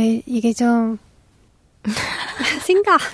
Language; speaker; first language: Korean; non-native, local second language; Chinese